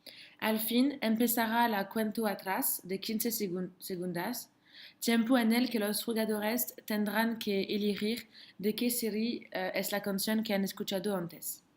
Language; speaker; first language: Spanish; non-native, learner; French